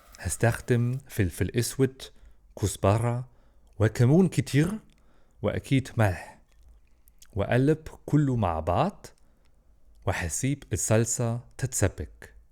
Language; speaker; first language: Egyptian Arabic; non-native, learner; German